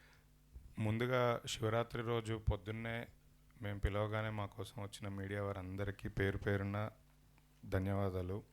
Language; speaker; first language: Telugu; native; Telugu